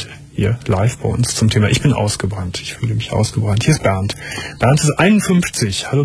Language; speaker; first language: German; native; German